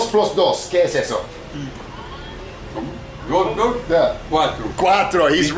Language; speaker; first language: Spanish; non-native, learner; English